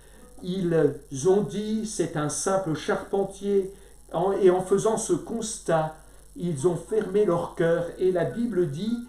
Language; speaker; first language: French; native; French